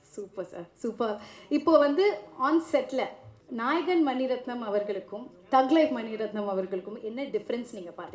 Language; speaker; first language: Tamil; native; Tamil